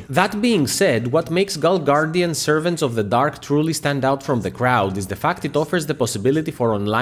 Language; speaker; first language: English; native; English